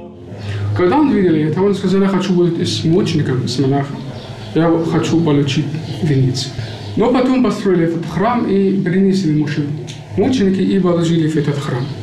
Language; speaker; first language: Russian; non-native, learner; Arabic